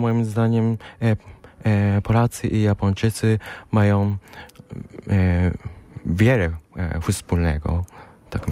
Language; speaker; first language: Polish; non-native, fluent; Japanese